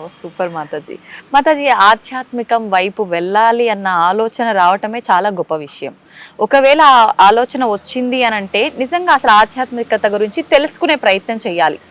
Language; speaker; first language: Telugu; native; Telugu